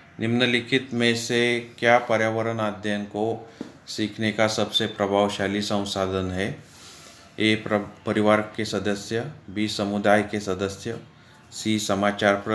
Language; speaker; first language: Hindi; non-native, local second language; Marathi